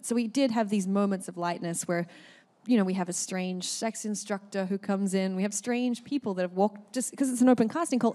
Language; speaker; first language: English; native; English